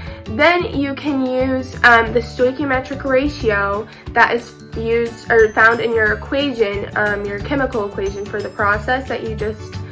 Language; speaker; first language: English; native; English